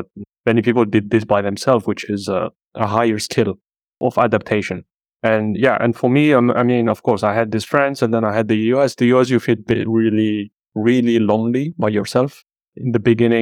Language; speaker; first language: English; non-native, fluent; Arabic